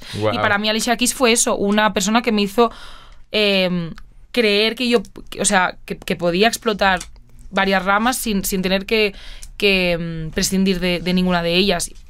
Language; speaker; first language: Spanish; native; Spanish